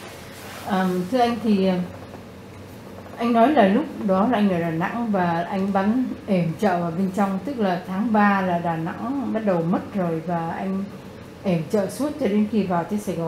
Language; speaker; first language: Vietnamese; native; Vietnamese